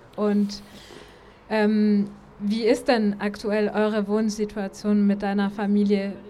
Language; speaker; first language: German; native; German